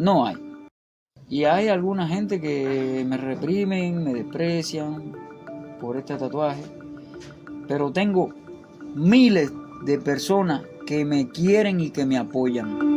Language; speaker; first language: Spanish; native; Spanish